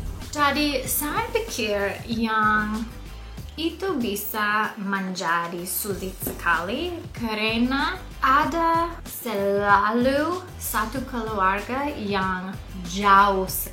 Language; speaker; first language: Indonesian; non-native, learner; English